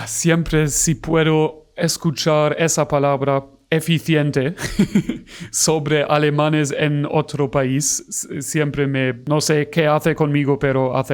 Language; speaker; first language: Spanish; non-native, fluent; German